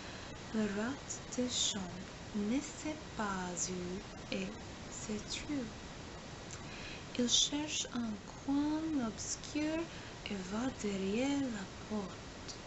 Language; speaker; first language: French; non-native, learner; English